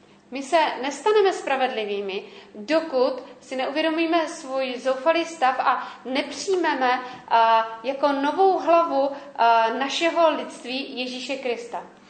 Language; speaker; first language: Czech; native; Czech